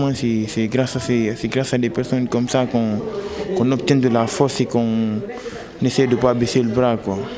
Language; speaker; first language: French; non-native, local second language; Fula